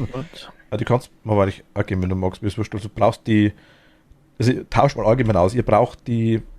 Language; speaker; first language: German; native; German